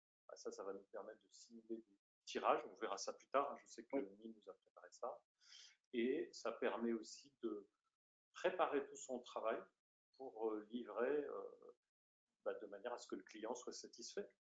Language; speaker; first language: French; native; French